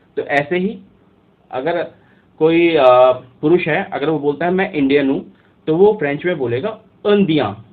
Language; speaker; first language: Hindi; native; Hindi